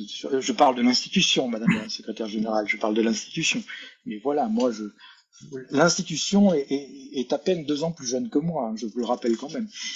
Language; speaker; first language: French; native; French